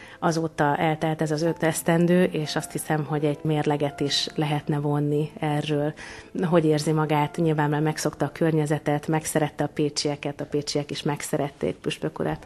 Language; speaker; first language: Hungarian; native; Hungarian